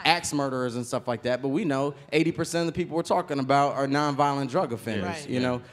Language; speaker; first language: English; native; English